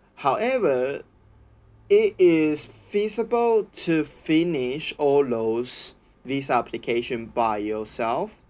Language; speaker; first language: English; non-native, learner; Chinese